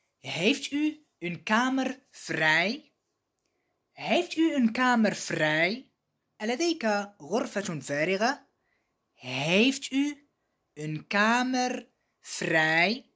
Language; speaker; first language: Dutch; non-native, fluent; Arabic